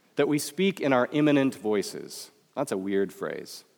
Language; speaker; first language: English; native; English